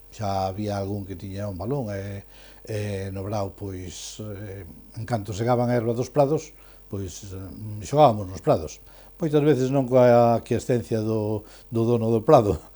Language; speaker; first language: Galician; native; Galician